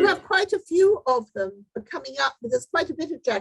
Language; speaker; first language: English; native; English